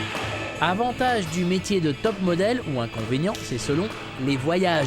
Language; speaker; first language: French; native; French